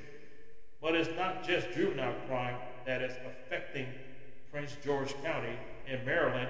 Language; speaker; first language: English; native; English